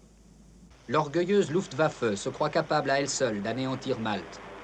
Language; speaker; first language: French; native; French